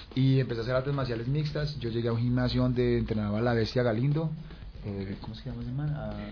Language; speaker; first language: Spanish; native; Spanish